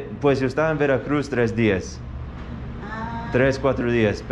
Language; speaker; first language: Spanish; non-native, fluent; English